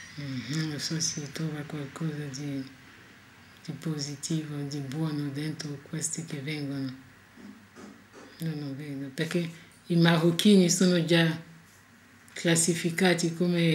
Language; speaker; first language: Italian; non-native, fluent; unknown